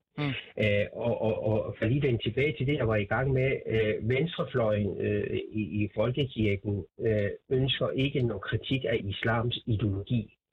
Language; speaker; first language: Danish; non-native, fluent; Persian